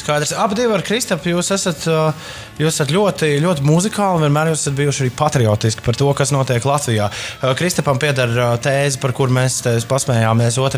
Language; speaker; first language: Latvian; native; Latvian